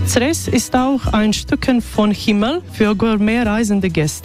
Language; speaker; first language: German; non-native, fluent; Croatian